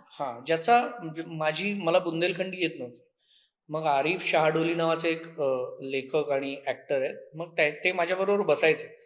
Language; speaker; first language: Marathi; native; Marathi